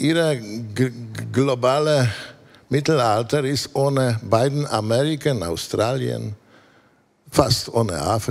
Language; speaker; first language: German; non-native, fluent; Polish